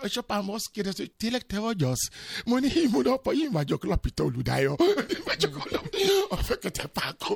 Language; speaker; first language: Hungarian; non-native, learner; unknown